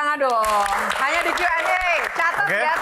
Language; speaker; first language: Indonesian; native; Indonesian